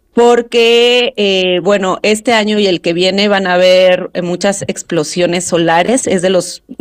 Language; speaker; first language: Spanish; native; Spanish